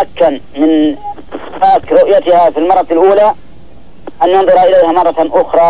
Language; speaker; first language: Arabic; native; Arabic